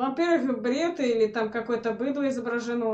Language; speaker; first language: Russian; native; Russian